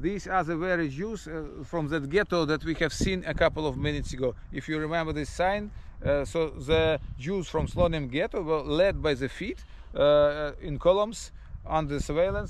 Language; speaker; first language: English; non-native, fluent; Russian